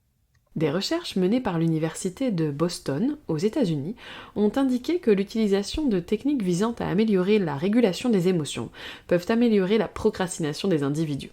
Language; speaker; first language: French; native; French